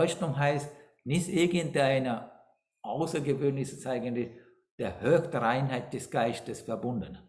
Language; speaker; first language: German; non-native, fluent; Sinhala